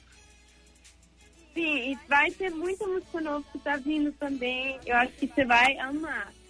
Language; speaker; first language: Portuguese; early bilingual, heritage; English